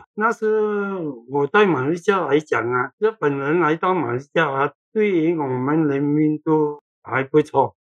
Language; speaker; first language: Chinese; non-native, local second language; Cantonese